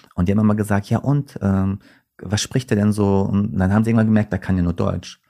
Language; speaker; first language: German; early bilingual, other home language; Turkish